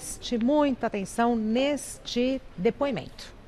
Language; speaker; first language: Portuguese; native; Portuguese